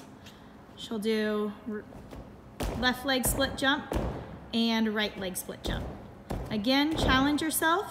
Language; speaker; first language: English; native; English